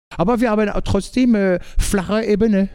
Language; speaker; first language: German; non-native, learner; French